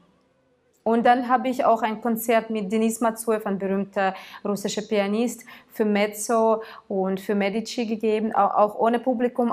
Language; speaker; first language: German; non-native, fluent; Tatar